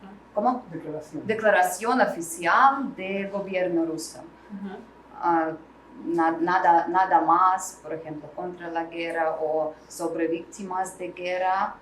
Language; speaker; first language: Spanish; non-native, learner; Russian